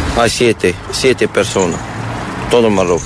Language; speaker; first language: Spanish; non-native, learner; Arabic